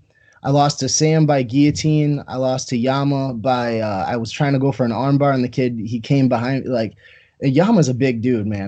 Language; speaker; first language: English; native; English